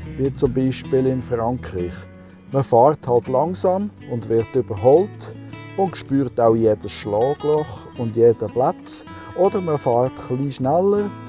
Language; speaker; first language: German; native; German